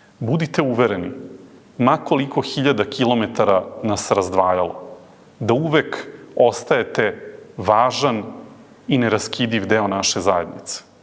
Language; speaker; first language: Serbian; native; Serbian